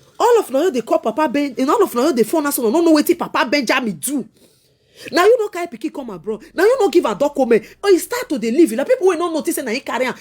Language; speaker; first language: Nigerian Pidgin; non-native, local second language; Esan